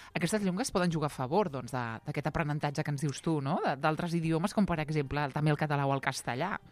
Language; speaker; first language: Catalan; native; Catalan